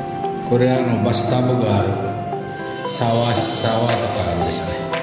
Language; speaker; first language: Japanese; non-native, learner; Indonesian